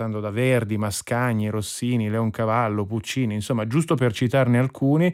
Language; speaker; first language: Italian; native; Italian